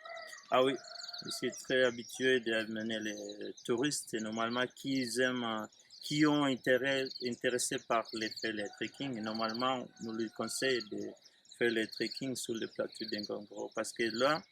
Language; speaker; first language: French; non-native, learner; Swahili